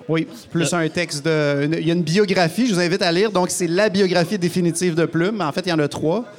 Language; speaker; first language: French; native; French